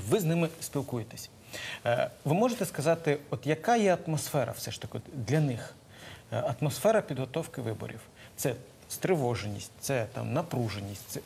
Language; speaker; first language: Ukrainian; native; Ukrainian